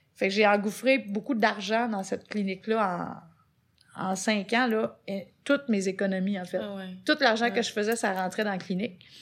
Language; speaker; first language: French; native; French